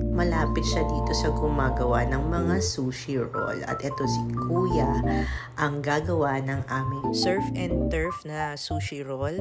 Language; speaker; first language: Filipino; native; Filipino